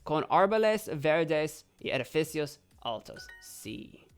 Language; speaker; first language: Spanish; non-native, learner; English